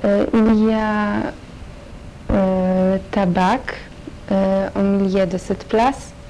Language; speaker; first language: French; non-native, learner; Polish